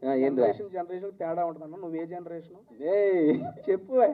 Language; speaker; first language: Telugu; native; Telugu